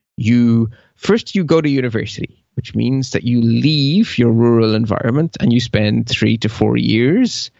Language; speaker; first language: English; early bilingual, other home language; Dutch